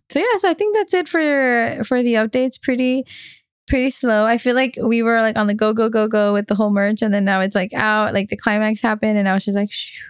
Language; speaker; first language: English; early bilingual, other home language; Spanish